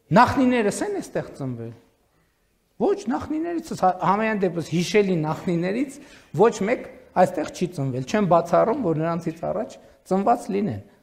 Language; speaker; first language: Armenian; native; Armenian